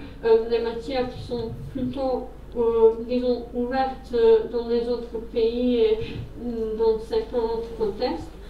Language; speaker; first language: French; non-native, fluent; Serbian